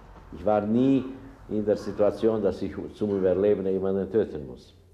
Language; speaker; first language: Dutch; non-native, learner; Serbian